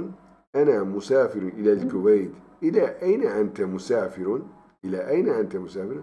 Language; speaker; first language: Arabic; non-native, fluent; Turkish